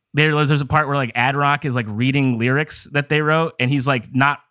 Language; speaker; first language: English; native; English